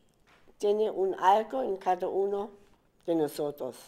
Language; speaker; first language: Spanish; non-native, fluent; German